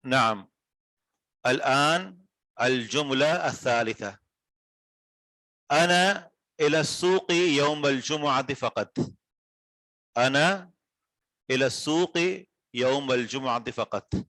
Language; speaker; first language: Arabic; non-native, fluent; Urdu